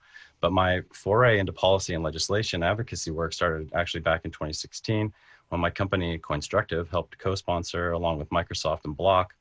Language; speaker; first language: English; native; English